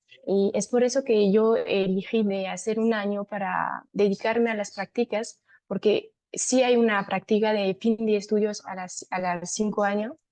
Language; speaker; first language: Spanish; non-native, fluent; French